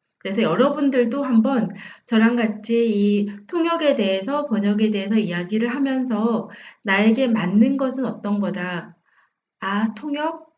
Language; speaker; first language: Korean; native; Korean